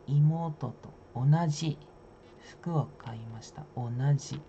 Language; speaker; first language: Japanese; non-native, fluent; Indonesian